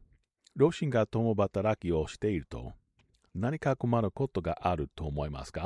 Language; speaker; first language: Japanese; non-native, learner; English